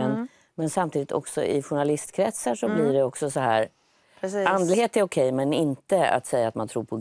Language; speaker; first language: Swedish; native; Swedish